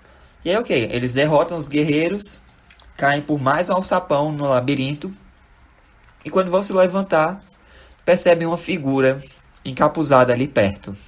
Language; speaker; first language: Portuguese; native; Portuguese